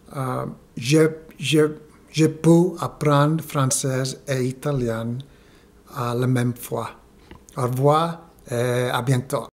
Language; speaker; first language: French; non-native, learner; Spanish